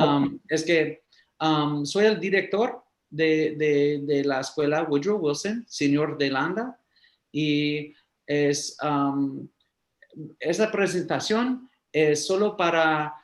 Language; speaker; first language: Spanish; early bilingual, heritage; English